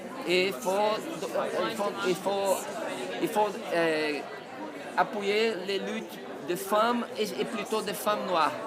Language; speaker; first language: French; non-native, fluent; Portuguese